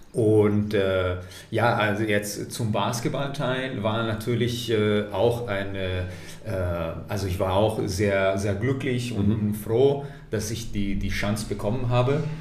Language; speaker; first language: German; non-native, fluent; Italian